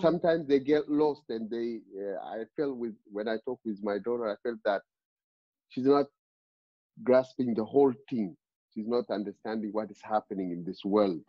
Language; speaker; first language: English; non-native, fluent; Amharic